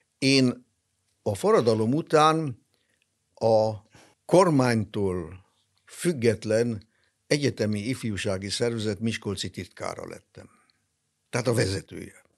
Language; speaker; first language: Hungarian; non-native, local second language; German